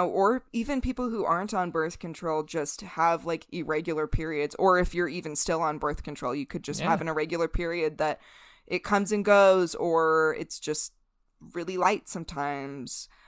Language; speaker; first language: English; native; English